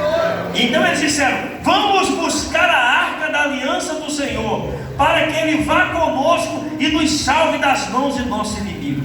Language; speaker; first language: Portuguese; native; Portuguese